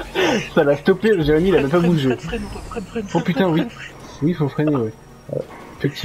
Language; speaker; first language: French; native; French